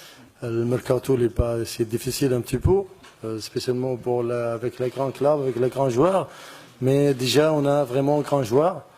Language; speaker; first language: French; non-native, learner; Arabic